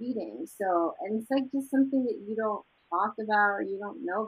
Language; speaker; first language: English; native; English